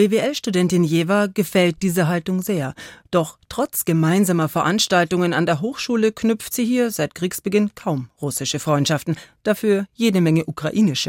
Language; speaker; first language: German; native; German